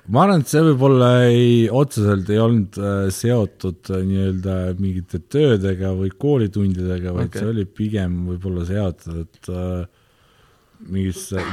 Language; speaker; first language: Estonian; non-native, local second language; Russian